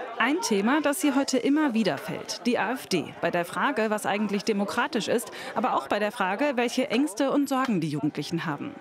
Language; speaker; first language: German; native; German